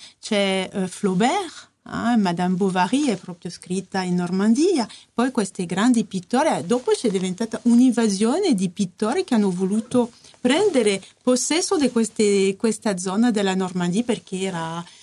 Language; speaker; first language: Italian; non-native, fluent; French